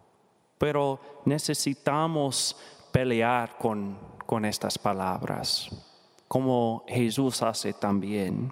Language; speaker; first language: Spanish; non-native, learner; English